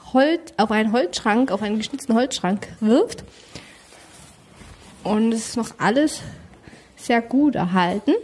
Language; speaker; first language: German; native; German